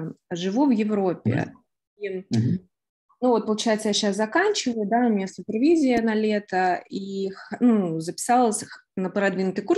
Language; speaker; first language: Russian; native; Russian